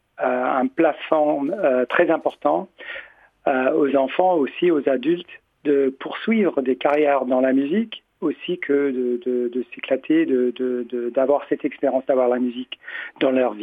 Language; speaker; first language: French; non-native, fluent; English